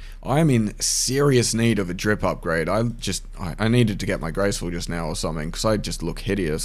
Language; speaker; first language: English; native; English